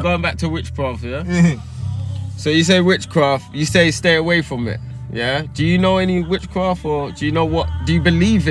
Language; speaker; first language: English; native; English